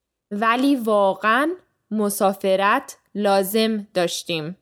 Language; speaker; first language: Persian; early bilingual, heritage; Persian